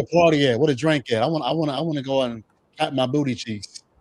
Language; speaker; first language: English; native; English